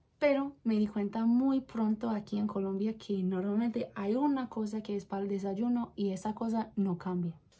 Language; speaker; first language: Spanish; non-native, fluent; English